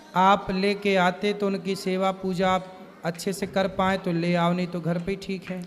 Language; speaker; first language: Hindi; native; Hindi